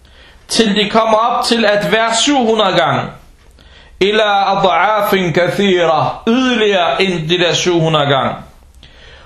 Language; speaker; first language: Danish; early bilingual, other home language; Arabic